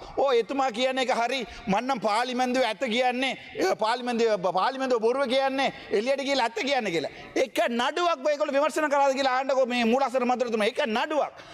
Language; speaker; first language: Sinhala; non-native, local second language; Tamil